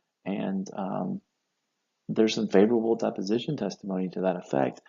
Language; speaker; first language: English; native; English